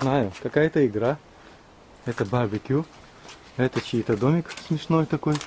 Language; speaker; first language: Russian; native; Russian